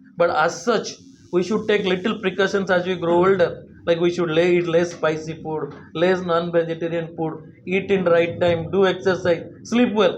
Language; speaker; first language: English; non-native, local second language; Telugu